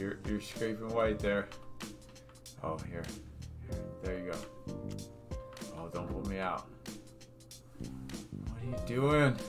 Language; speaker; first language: English; native; English